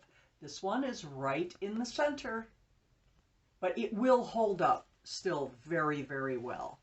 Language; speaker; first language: English; native; English